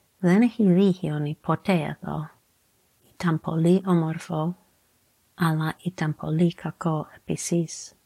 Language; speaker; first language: Greek; non-native, learner; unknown